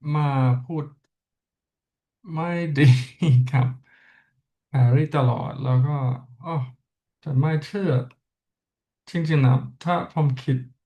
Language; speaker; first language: Thai; non-native, learner; English